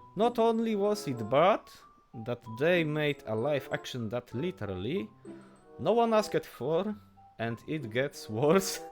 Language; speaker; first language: English; non-native, learner; Polish